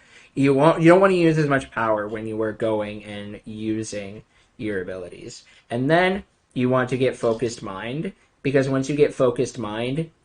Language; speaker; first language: English; native; English